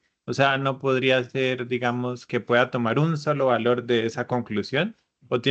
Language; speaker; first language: Spanish; native; Spanish